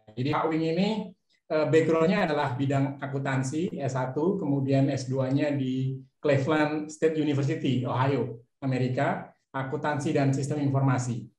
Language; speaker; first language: Indonesian; native; Indonesian